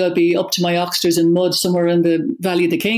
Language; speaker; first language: English; native; English